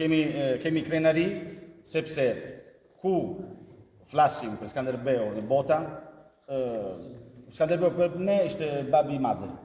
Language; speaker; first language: Albanian; early bilingual, heritage; Italian